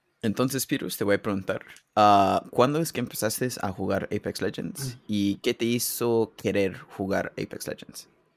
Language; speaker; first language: Spanish; early bilingual, heritage; Spanish